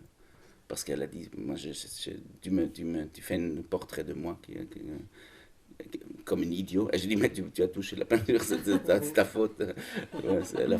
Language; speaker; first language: French; non-native, learner; German